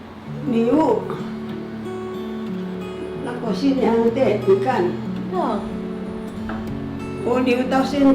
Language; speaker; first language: Chinese; non-native, local second language; Amis